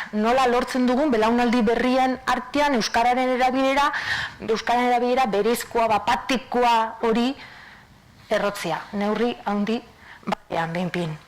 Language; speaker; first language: Basque; native; Basque